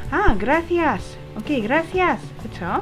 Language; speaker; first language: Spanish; non-native, fluent; Korean